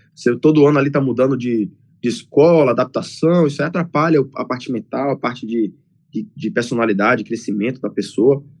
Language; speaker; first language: Portuguese; native; Portuguese